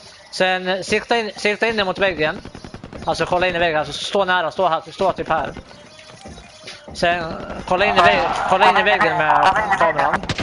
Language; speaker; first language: Swedish; native; Swedish